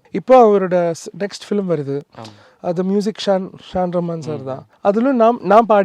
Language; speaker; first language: Tamil; non-native, learner; Malayalam